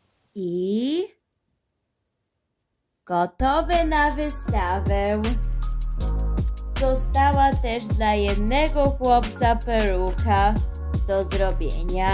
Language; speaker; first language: Polish; early bilingual, heritage; Polish